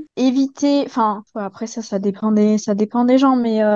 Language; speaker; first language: French; native; French